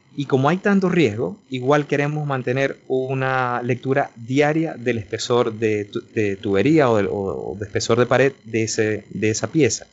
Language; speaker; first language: Spanish; native; Spanish